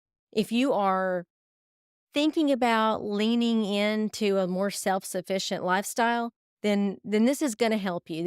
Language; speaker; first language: English; native; English